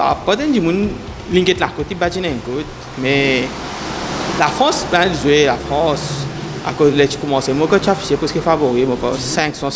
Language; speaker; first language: French; non-native, local second language; Morisyen